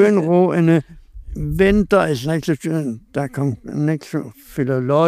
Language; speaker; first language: German; non-native, learner; Danish